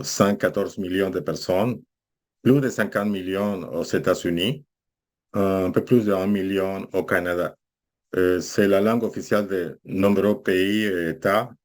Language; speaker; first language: French; non-native, fluent; Spanish